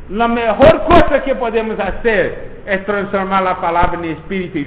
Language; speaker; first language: Spanish; non-native, fluent; Portuguese